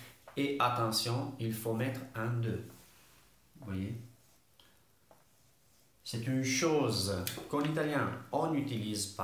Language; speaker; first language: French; non-native, fluent; Italian